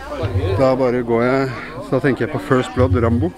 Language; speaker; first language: Norwegian; native; Norwegian